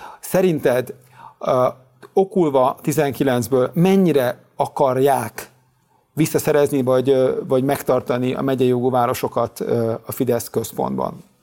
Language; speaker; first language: Hungarian; native; Hungarian